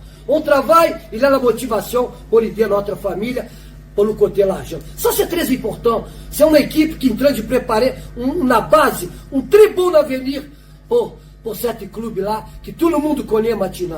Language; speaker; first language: French; non-native, fluent; Portuguese